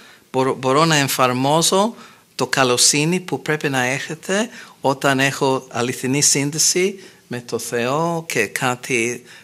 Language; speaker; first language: Greek; non-native, fluent; English